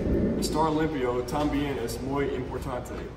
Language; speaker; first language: Spanish; non-native, learner; English